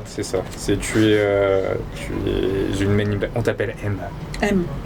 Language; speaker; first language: French; native; French